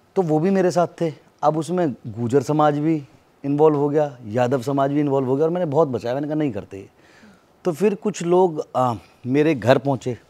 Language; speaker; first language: Hindi; native; Hindi